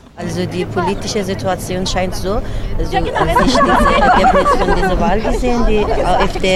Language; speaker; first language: German; non-native, fluent; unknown